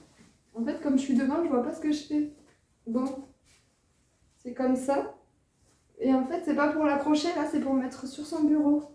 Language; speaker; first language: French; native; French